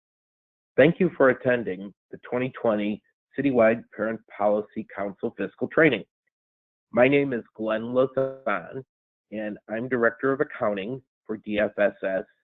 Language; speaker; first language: English; native; English